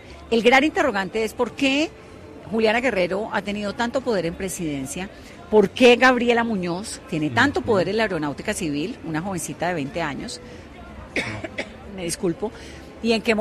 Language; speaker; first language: Spanish; native; Spanish